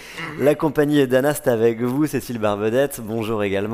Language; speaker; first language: French; native; French